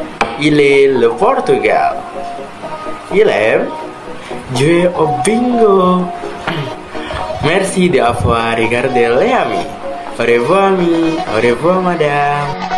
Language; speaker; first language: French; non-native, learner; Indonesian